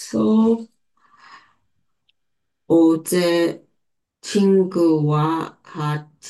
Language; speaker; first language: Korean; non-native, learner; Chinese